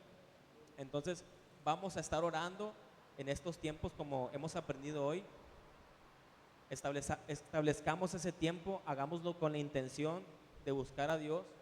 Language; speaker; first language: Spanish; native; Spanish